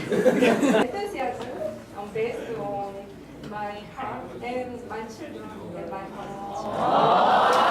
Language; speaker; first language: English; non-native, learner; Korean